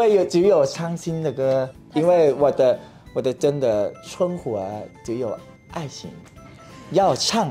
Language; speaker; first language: Chinese; non-native, learner; Thai